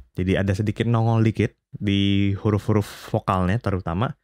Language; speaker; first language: Indonesian; native; Indonesian